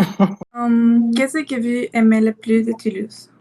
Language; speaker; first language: French; non-native, learner; Spanish